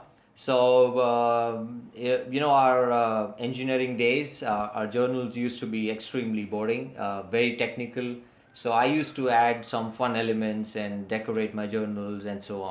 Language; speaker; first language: English; native; English